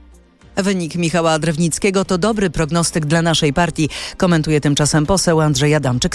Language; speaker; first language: Polish; native; Polish